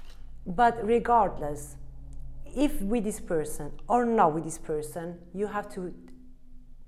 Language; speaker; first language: English; non-native, fluent; Italian